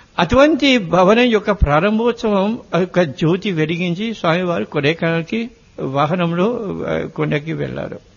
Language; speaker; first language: Telugu; non-native, fluent; Morisyen